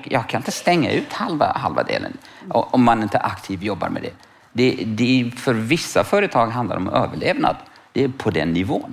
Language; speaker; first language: Swedish; non-native, fluent; Kurdish